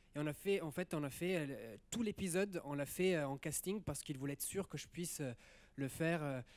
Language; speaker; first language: French; early bilingual, other home language; Italian